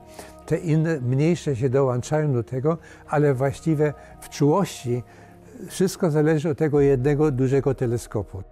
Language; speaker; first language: Polish; early bilingual, heritage; Polish